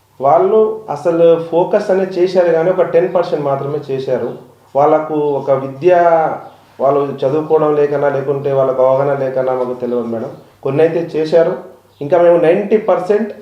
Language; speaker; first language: Telugu; non-native, local second language; Lambadi